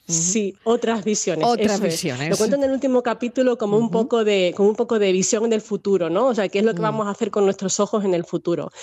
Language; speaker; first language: Spanish; native; Spanish